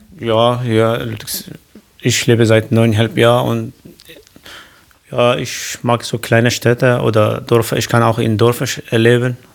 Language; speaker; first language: German; non-native, learner; Kurdish